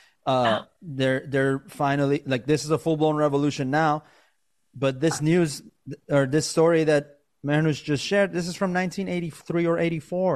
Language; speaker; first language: English; native; English